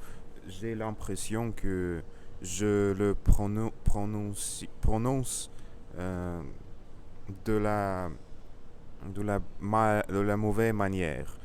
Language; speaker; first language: French; non-native, learner; Russian